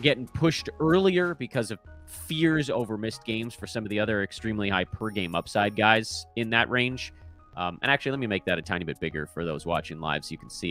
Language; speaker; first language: English; native; English